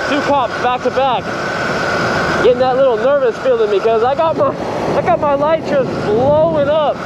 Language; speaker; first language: English; native; English